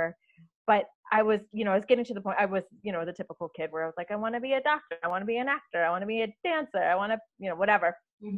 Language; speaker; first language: English; native; English